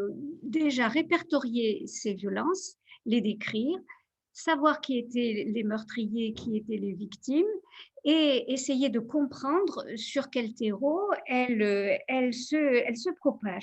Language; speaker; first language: French; native; French